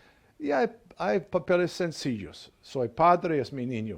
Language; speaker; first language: Spanish; non-native, fluent; English